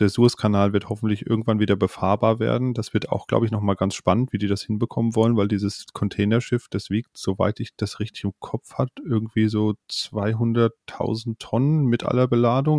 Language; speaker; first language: German; native; German